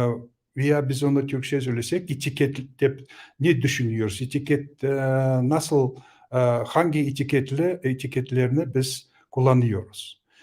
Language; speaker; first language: Turkish; non-native, learner; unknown